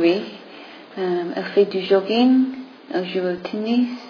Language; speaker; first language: French; non-native, fluent; English